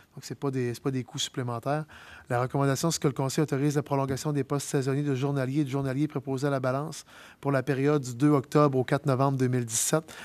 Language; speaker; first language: French; native; French